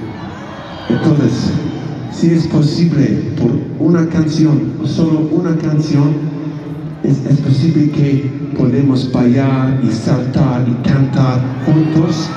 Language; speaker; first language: Spanish; non-native, learner; English